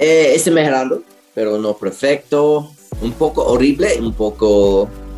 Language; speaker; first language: Spanish; non-native, learner; English